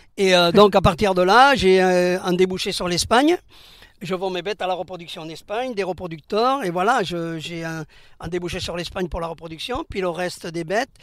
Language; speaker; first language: French; early bilingual, other home language; Spanish